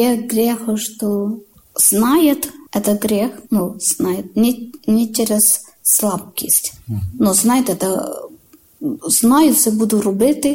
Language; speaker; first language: Ukrainian; non-native, learner; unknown